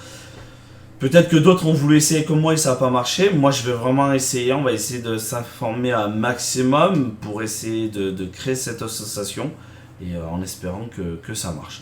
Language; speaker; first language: French; native; French